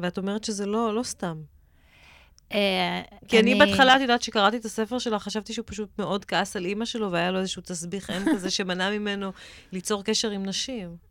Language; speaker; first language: Hebrew; native; Hebrew